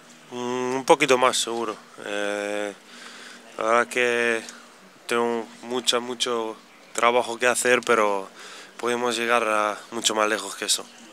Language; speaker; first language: Spanish; non-native, fluent; Slovenian